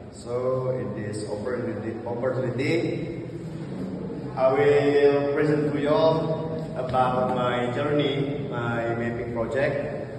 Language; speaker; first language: English; non-native, learner; Indonesian